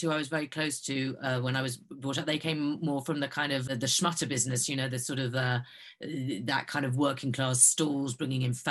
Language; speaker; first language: English; native; English